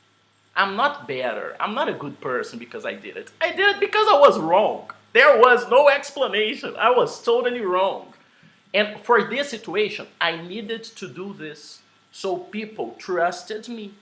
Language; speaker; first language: English; non-native, fluent; Portuguese